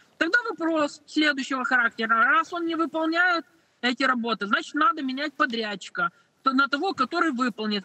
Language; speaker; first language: Russian; native; Russian